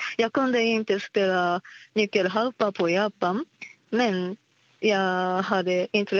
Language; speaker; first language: Swedish; non-native, learner; Japanese